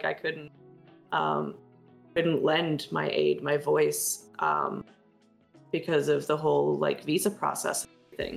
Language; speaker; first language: English; native; English